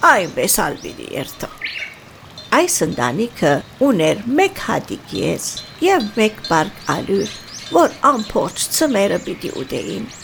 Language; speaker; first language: Armenian; early bilingual, heritage; Armenian